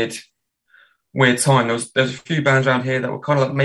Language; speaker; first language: English; native; English